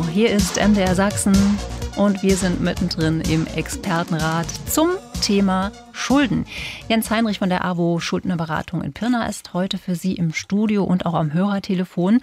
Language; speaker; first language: German; native; German